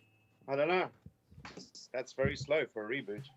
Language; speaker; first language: English; native; English